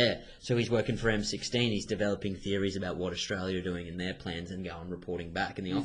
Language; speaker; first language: English; native; English